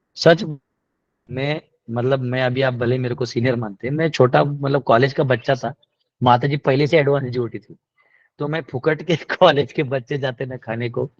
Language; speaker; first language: Hindi; non-native, local second language; Marathi